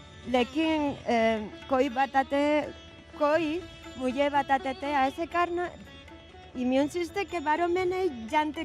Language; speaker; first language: Hindi; non-native, learner; Spanish